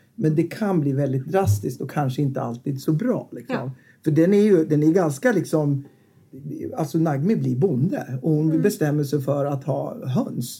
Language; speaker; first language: Swedish; native; Swedish